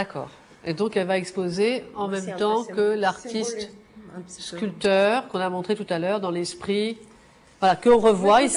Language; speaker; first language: French; native; French